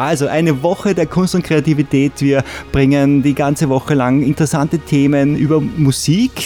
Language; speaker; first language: German; native; German